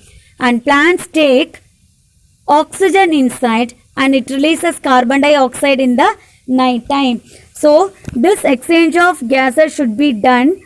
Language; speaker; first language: English; non-native, local second language; Tamil